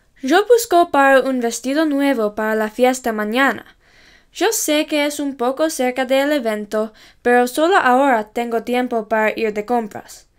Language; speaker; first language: Spanish; non-native, learner; English